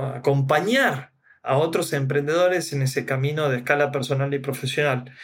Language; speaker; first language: Spanish; native; Spanish